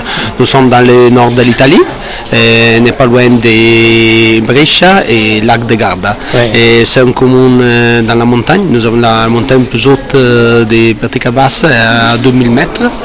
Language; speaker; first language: French; non-native, learner; Italian